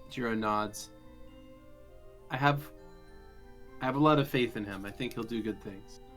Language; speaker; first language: English; native; English